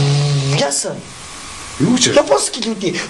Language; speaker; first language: Russian; non-native, learner; Mongolian